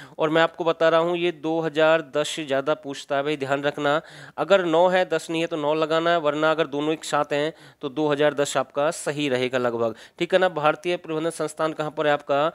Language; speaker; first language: Hindi; native; Hindi